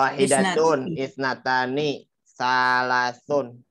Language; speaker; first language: Arabic; non-native, learner; Indonesian